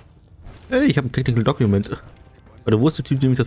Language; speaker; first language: German; native; German